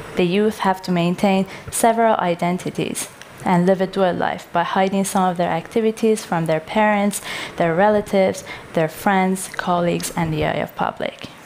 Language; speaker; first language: English; non-native, fluent; Persian